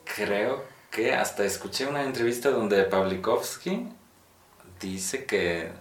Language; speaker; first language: Spanish; non-native, fluent; Polish